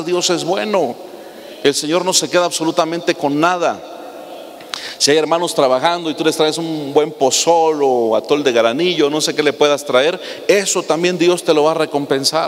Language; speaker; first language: Spanish; native; Spanish